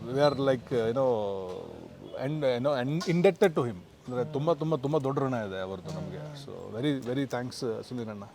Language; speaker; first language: Kannada; non-native, local second language; Tulu